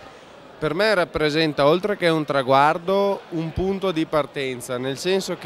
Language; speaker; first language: Italian; native; Italian